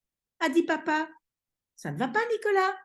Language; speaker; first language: French; non-native, fluent; Dutch